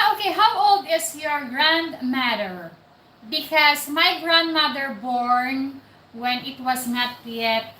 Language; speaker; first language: English; non-native, local second language; Cebuano